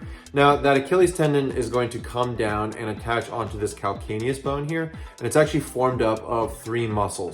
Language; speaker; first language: English; native; English